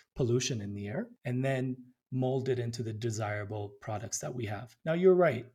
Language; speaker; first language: English; early bilingual, other home language; Amharic